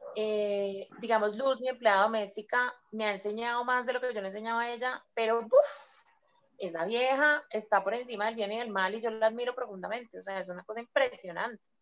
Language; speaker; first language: Spanish; native; Spanish